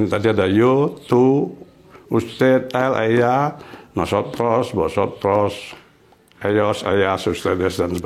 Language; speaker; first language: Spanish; non-native, fluent; Indonesian